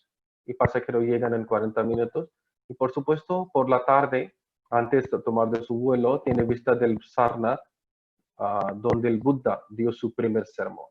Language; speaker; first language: Spanish; non-native, learner; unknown